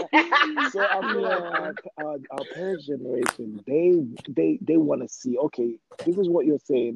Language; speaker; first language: English; non-native, local second language; Akan